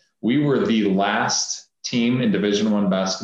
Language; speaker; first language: English; native; English